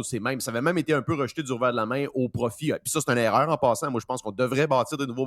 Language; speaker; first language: French; native; French